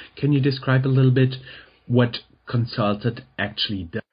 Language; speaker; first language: English; non-native, fluent; German